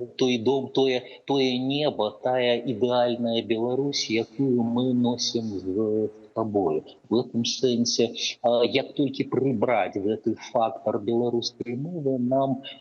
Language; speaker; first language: Belarusian; non-native, local second language; Russian